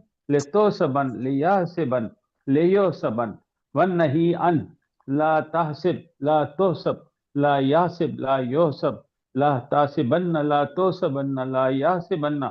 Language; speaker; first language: Arabic; non-native, learner; Urdu